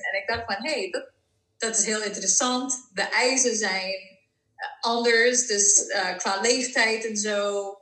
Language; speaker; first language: Dutch; non-native, fluent; English